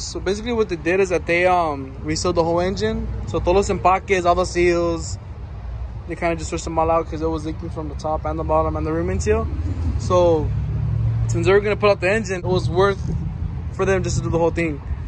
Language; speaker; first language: English; early bilingual, other home language; Spanish